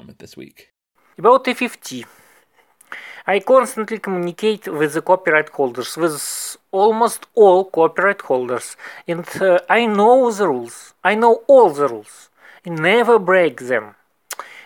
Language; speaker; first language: English; non-native, learner; Russian